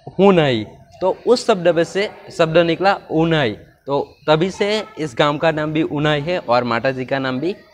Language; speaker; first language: Hindi; non-native, local second language; Gujarati